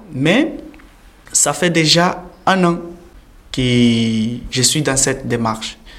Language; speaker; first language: French; non-native, learner; Portuguese